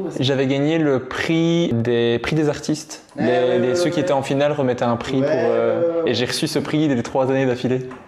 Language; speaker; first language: French; native; French